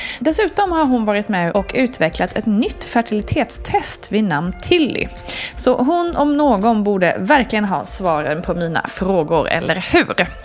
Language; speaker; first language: Swedish; native; Swedish